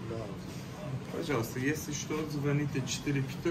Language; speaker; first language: Russian; non-native, learner; Turkish